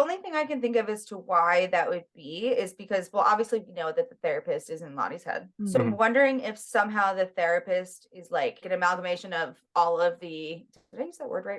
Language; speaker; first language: English; native; English